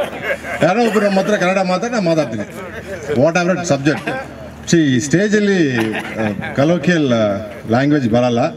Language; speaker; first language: Kannada; non-native, learner; Tamil